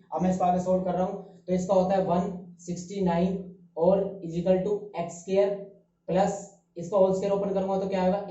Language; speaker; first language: Hindi; native; Hindi